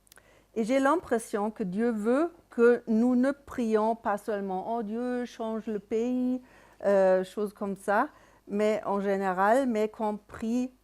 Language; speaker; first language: French; non-native, fluent; German